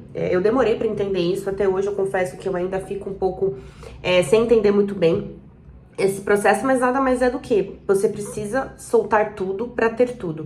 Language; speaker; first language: Portuguese; native; Portuguese